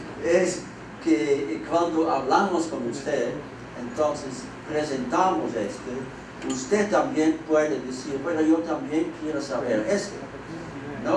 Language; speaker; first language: Spanish; non-native, fluent; Dutch